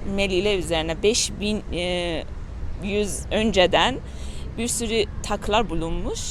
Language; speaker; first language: Turkish; non-native, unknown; Persian